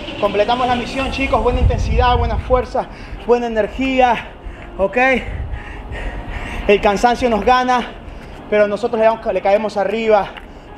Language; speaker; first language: Spanish; early bilingual, heritage; Spanish